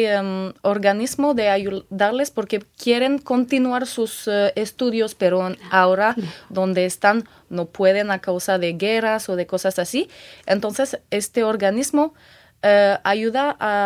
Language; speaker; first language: Spanish; non-native, fluent; French